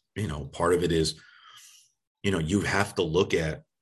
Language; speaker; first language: English; native; English